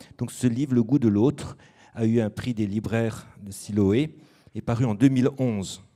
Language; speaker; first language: French; native; French